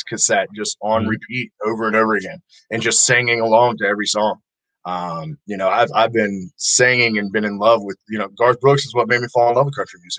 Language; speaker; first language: English; native; English